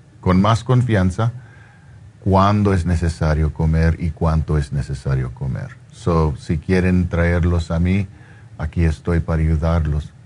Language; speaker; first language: Spanish; early bilingual, heritage; Spanish